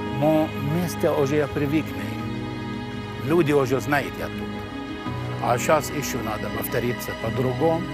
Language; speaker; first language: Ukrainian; non-native, learner; Arabic